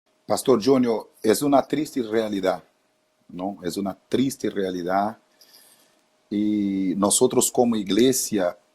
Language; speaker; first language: Spanish; non-native, fluent; Portuguese